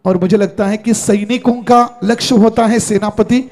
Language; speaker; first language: Hindi; non-native, local second language; Marathi